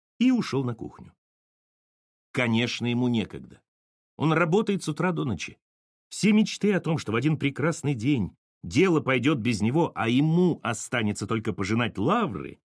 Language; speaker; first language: Russian; native; Russian